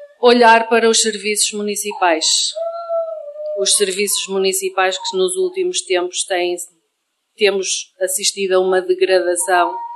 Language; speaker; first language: Portuguese; native; Portuguese